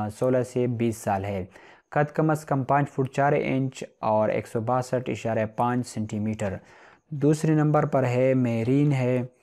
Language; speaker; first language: Urdu; non-native, local second language; Pashto